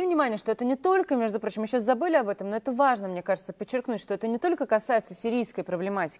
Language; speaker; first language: Russian; native; Russian